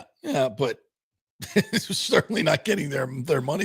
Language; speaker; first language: English; native; English